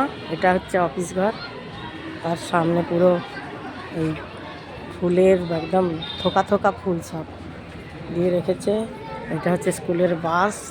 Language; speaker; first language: Bangla; native; Bangla